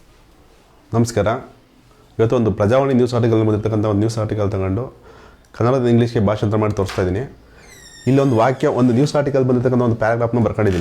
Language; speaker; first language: Kannada; native; Kannada